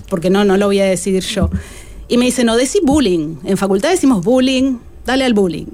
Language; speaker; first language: Spanish; native; Spanish